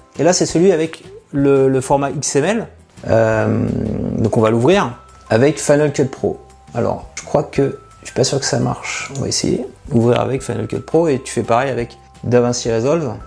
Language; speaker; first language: French; native; French